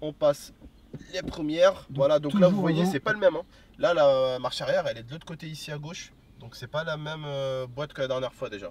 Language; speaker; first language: French; native; French